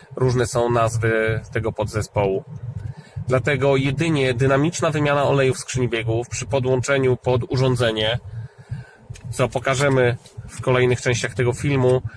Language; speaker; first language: Polish; native; Polish